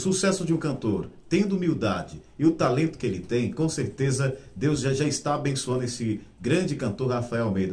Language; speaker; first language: Portuguese; native; Portuguese